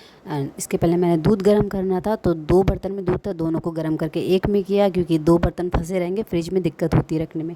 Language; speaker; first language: Hindi; native; Hindi